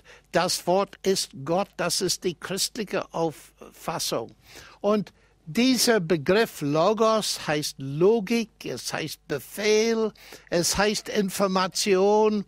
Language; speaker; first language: German; non-native, fluent; English